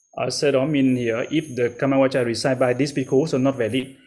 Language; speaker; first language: English; non-native, learner; Vietnamese